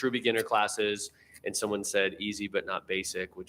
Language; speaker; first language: English; native; English